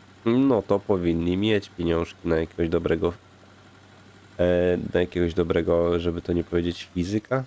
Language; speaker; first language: Polish; native; Polish